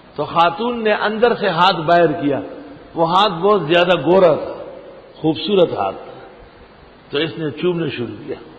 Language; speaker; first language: Urdu; non-native, local second language; Pashto